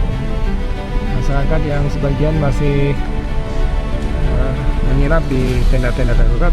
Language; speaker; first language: Indonesian; non-native, local second language; Achinese